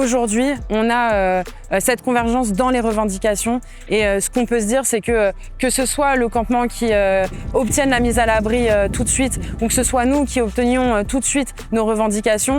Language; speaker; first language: French; native; French